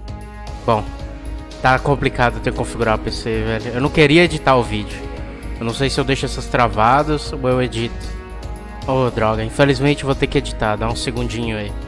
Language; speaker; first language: Portuguese; native; Portuguese